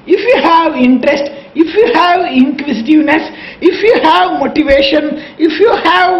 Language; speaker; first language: English; non-native, local second language; Kannada